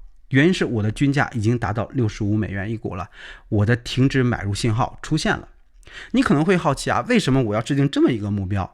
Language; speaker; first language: Chinese; native; Chinese